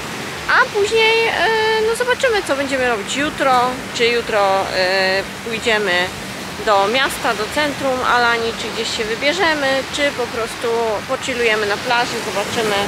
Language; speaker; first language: Polish; native; Polish